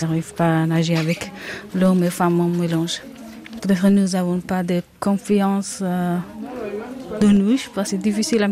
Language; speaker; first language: French; non-native, learner; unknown